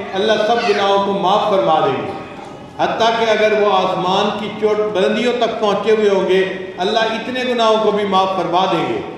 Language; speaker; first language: Urdu; non-native, local second language; Punjabi